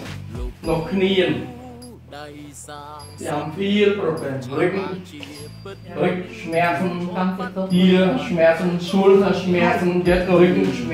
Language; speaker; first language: German; non-native, learner; Khmer